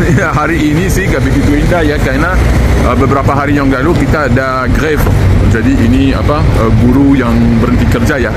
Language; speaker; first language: Indonesian; non-native, fluent; French